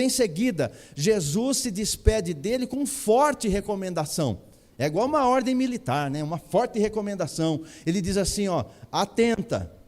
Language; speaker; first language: Portuguese; native; Portuguese